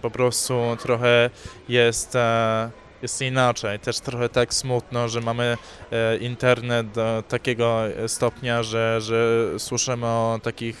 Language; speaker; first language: Polish; early bilingual, heritage; English